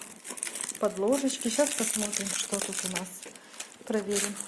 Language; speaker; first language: Russian; native; Russian